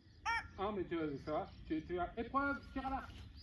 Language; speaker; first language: French; native; French